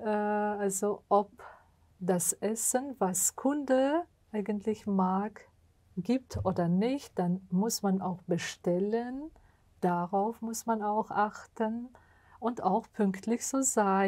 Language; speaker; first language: German; non-native, fluent; Uzbek